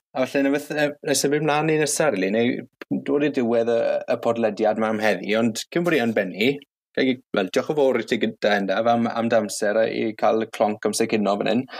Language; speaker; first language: Welsh; native; Welsh